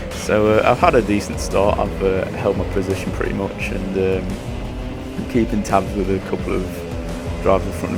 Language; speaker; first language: English; native; English